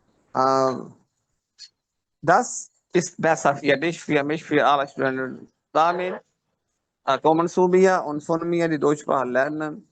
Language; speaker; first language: German; non-native, learner; Urdu